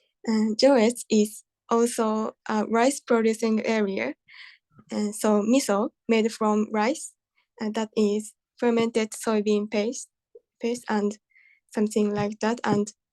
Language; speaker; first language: English; non-native, learner; Japanese